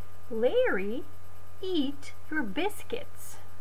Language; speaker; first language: English; non-native, fluent; Macedonian